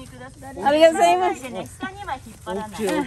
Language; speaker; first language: Japanese; native; Japanese